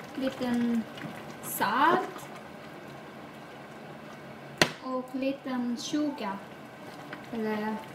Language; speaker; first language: Swedish; non-native, learner; Thai